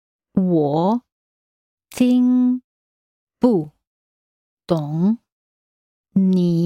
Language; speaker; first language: Chinese; non-native, learner; English